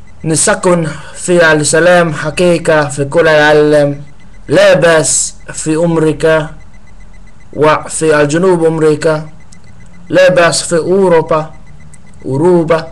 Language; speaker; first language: Arabic; non-native, learner; English